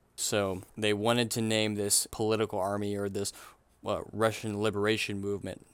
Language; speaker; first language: English; native; English